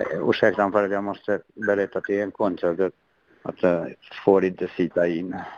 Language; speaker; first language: Swedish; non-native, learner; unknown